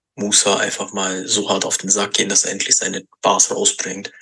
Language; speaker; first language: German; native; German